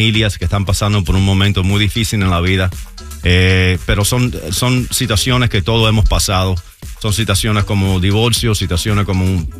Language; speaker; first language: Spanish; early bilingual, heritage; Spanish